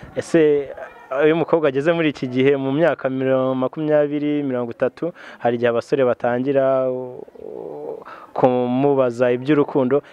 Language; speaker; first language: Kinyarwanda; native; Kinyarwanda